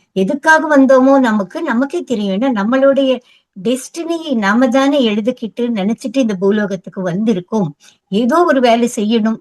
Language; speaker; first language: Tamil; non-native, local second language; Telugu